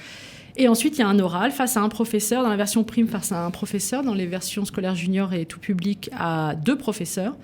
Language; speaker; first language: French; native; French